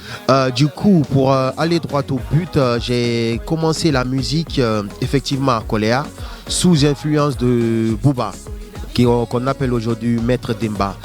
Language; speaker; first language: French; non-native, local second language; Fula